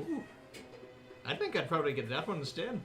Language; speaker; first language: English; native; English